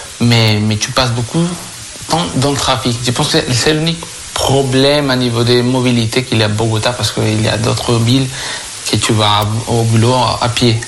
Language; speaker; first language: French; non-native, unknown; Spanish